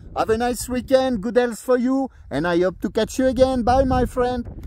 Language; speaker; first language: English; non-native, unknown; French